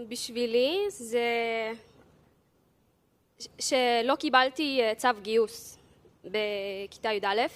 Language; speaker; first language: Hebrew; early bilingual, other home language; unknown